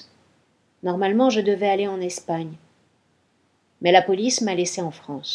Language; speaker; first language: French; non-native, fluent; Spanish